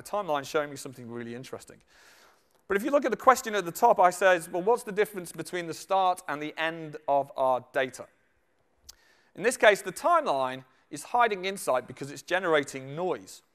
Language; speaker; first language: English; native; English